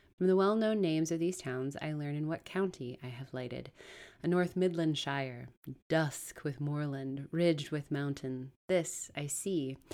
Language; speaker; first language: English; native; English